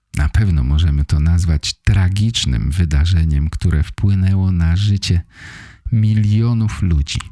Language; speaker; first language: Polish; native; Polish